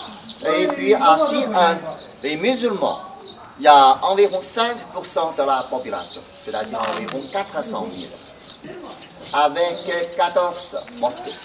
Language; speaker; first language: French; non-native, fluent; Chinese